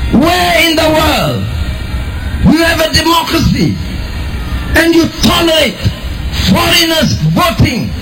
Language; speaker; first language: English; non-native, local second language; Malay